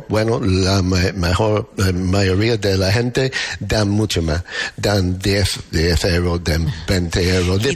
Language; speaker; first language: Spanish; non-native, fluent; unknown